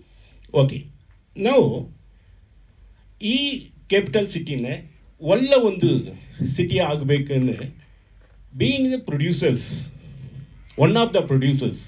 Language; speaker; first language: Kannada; non-native, learner; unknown